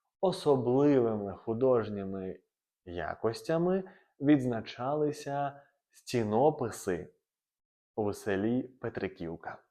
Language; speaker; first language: Ukrainian; native; Ukrainian